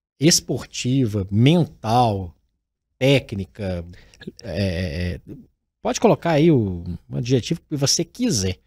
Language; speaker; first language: Portuguese; native; Portuguese